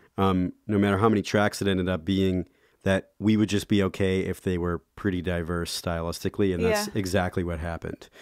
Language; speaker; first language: English; native; English